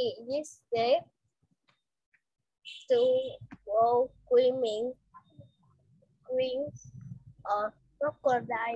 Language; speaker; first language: English; non-native, learner; Vietnamese